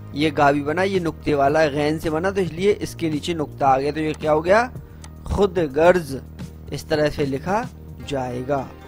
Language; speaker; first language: Hindi; native; Hindi